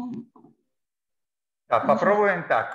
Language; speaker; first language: Russian; non-native, learner; Bulgarian